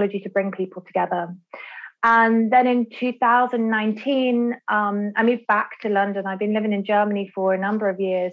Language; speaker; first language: English; native; English